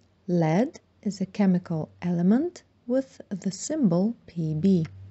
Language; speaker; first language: English; non-native, fluent; Bulgarian